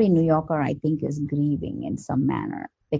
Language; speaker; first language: English; non-native, local second language; Malayalam